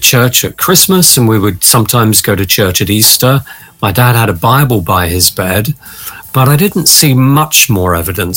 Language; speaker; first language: English; native; English